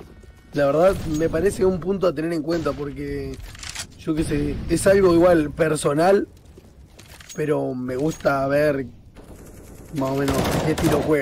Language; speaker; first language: Spanish; native; Spanish